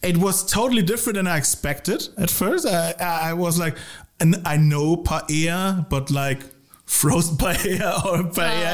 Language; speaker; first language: English; non-native, fluent; German